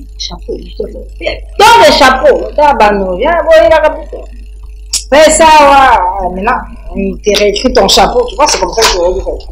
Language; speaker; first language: French; non-native, local second language; Lingala